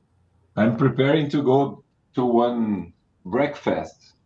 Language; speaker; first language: English; non-native, learner; Portuguese